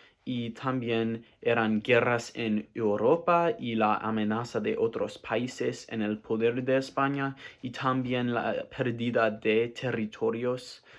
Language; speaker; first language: Spanish; non-native, learner; English